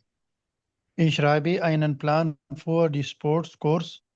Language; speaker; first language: German; non-native, learner; Urdu